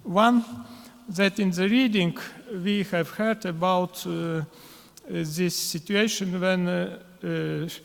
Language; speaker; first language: English; non-native, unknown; Latvian